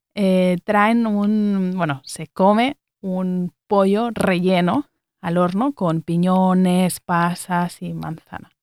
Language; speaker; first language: Spanish; native; Spanish